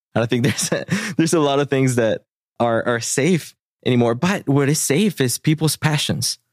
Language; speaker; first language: English; early bilingual, other home language; Spanish